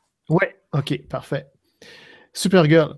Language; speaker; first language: French; native; French